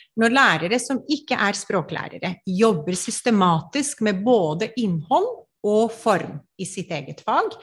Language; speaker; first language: Norwegian; non-native, fluent; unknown